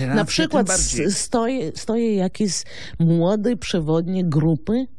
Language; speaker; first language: Polish; non-native, fluent; Lithuanian